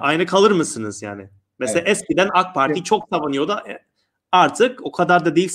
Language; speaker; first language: Turkish; non-native, fluent; Uyghur